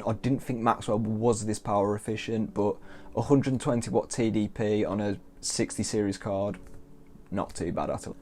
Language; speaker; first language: English; native; English